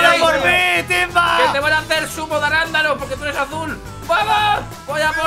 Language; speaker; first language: Spanish; native; Spanish